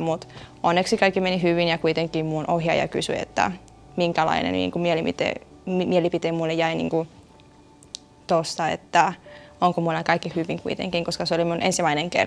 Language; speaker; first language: Finnish; non-native, fluent; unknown